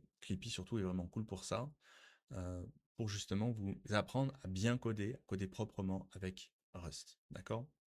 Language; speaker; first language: French; native; French